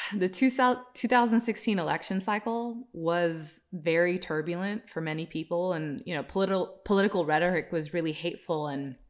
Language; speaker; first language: English; early bilingual, other home language; Hindi